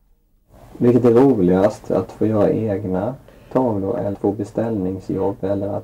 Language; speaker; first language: Swedish; native; Swedish